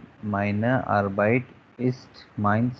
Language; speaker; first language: German; non-native, learner; Hindi